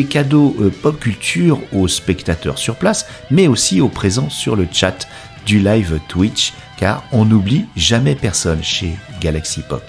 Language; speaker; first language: French; native; French